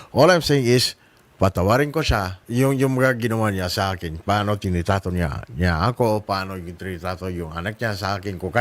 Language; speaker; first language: Filipino; non-native, learner; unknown